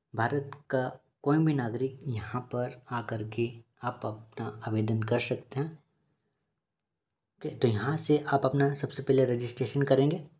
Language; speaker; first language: Hindi; native; Hindi